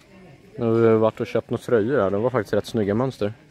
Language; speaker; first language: Swedish; native; Swedish